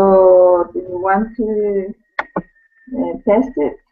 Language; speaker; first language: English; non-native, learner; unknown